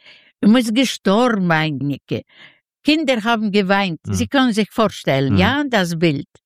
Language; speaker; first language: German; non-native, fluent; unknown